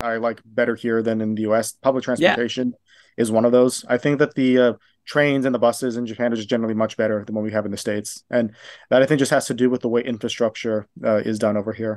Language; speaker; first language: English; native; English